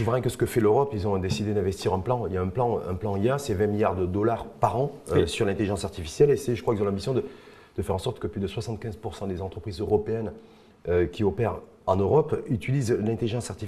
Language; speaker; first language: French; non-native, local second language; Arabic